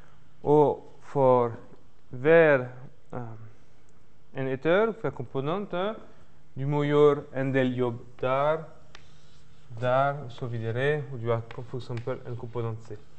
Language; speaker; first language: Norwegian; non-native, learner; French